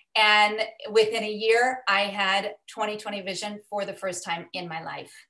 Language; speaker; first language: English; native; English